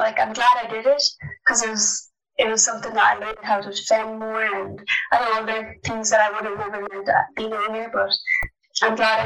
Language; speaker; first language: English; native; English